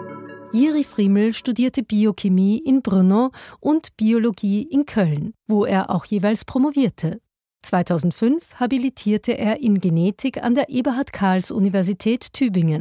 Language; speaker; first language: German; native; German